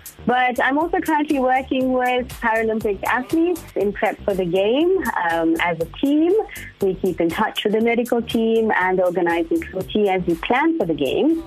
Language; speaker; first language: English; native; English